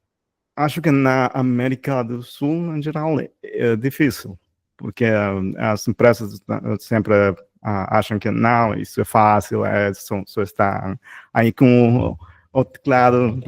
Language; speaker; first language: Portuguese; non-native, fluent; Spanish